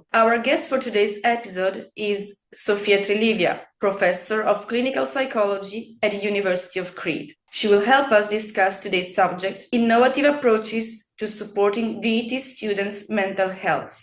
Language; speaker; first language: English; non-native, fluent; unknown